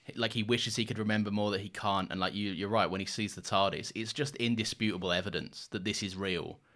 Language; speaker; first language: English; native; English